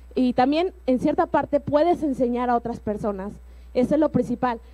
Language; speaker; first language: Spanish; native; Spanish